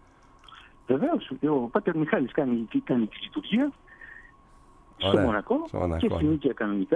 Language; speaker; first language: Greek; early bilingual, heritage; Greek